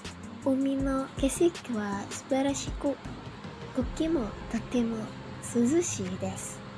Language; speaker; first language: Japanese; non-native, learner; Indonesian